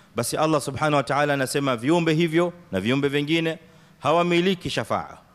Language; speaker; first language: Swahili; native; Swahili